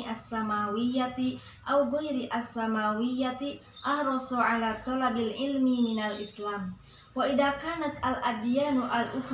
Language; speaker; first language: Arabic; non-native, learner; Indonesian